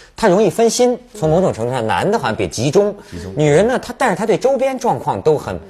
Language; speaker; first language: Chinese; native; Chinese